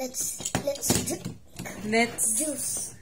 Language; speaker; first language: English; early bilingual, heritage; English